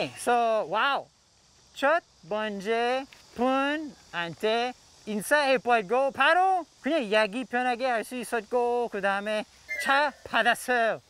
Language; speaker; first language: Korean; non-native, learner; English